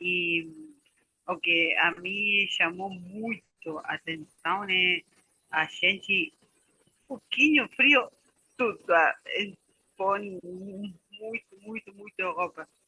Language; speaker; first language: Portuguese; non-native, learner; Spanish